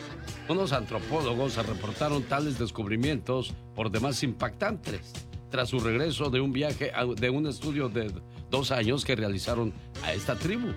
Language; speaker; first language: Spanish; native; Spanish